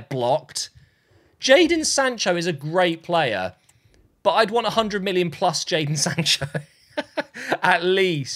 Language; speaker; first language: English; native; English